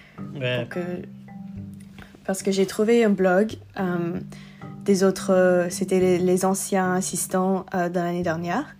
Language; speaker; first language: French; non-native, learner; English